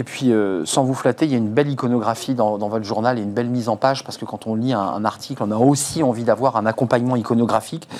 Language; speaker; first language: French; native; French